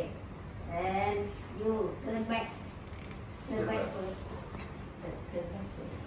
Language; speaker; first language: English; non-native, learner; Thai